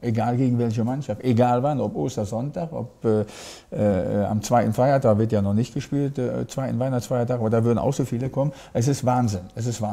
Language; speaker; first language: German; native; German